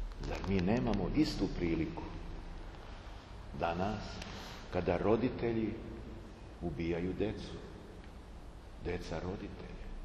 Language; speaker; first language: Serbian; native; Serbian